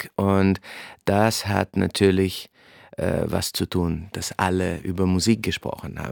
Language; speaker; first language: German; non-native, fluent; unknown